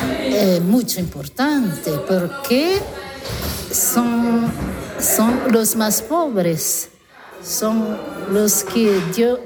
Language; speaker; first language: Spanish; non-native, learner; Italian